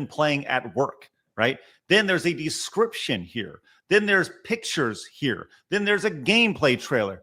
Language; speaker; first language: English; native; English